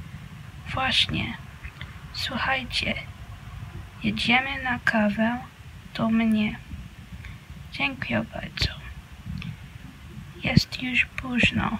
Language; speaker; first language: Polish; non-native, learner; English